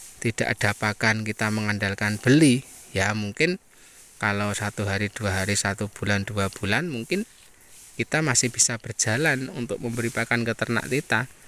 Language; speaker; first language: Indonesian; non-native, local second language; Javanese